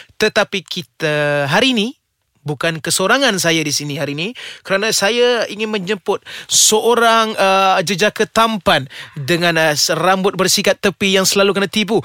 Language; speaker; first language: Malay; native; Malay